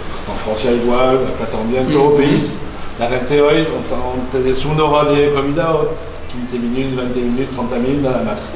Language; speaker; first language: Spanish; non-native, learner; French